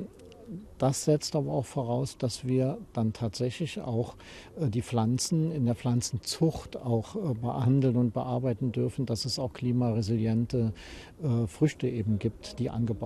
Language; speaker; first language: German; native; German